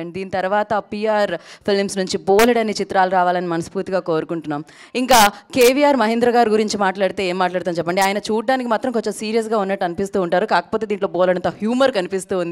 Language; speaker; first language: Telugu; native; Telugu